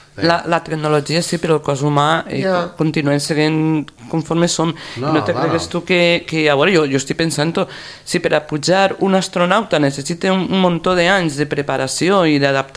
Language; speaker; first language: Catalan; native; Catalan